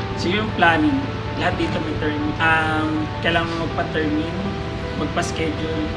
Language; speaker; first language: Filipino; native; Filipino